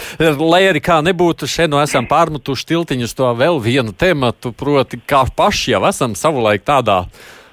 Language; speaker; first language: Latvian; native; Latvian